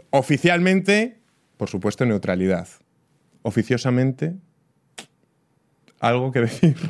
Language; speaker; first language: Spanish; native; Spanish